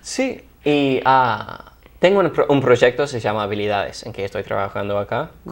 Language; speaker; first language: Spanish; non-native, fluent; English